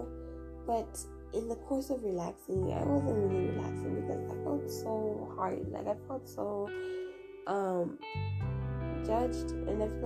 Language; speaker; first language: English; non-native, local second language; Swahili